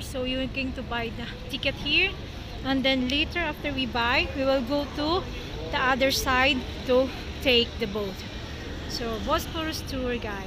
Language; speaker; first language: English; non-native, local second language; Filipino